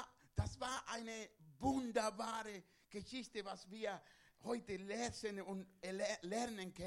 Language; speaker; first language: German; non-native, learner; Spanish